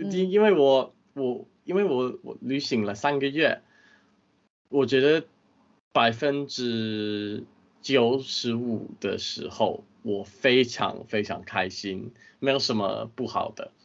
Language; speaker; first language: Chinese; non-native, fluent; English